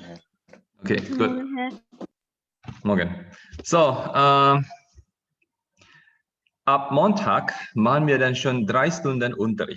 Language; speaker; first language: German; non-native, fluent; Indonesian